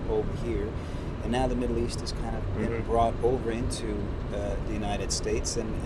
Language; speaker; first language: English; non-native, fluent; Arabic